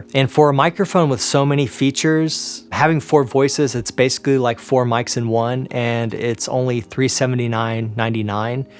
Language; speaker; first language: English; native; English